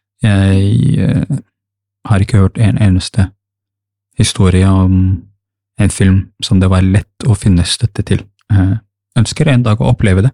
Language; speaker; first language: Norwegian; non-native, fluent; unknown